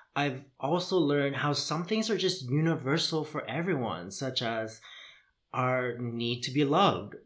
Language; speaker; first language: English; native; English